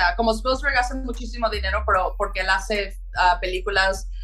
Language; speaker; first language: Spanish; early bilingual, heritage; Spanish